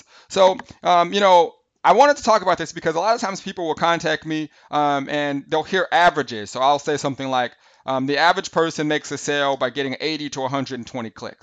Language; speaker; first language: English; native; English